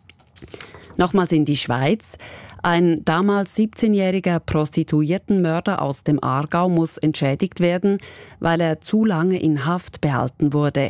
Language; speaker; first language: German; native; German